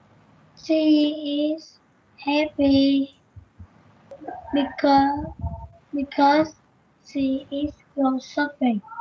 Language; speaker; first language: English; non-native, learner; Vietnamese